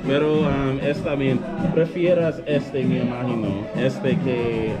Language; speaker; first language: Spanish; non-native, learner; English